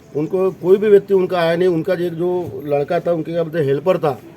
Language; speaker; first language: Hindi; non-native, local second language; Marathi